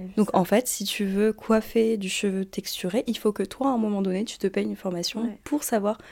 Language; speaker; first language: French; native; French